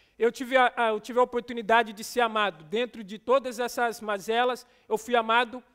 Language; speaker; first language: Portuguese; native; Portuguese